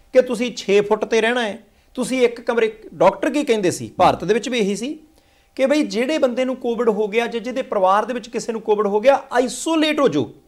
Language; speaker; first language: Punjabi; native; Punjabi